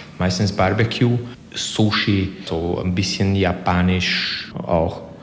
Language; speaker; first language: German; non-native, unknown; Hungarian